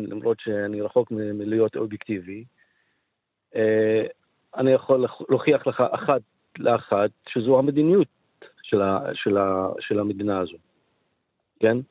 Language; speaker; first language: Hebrew; non-native, local second language; Arabic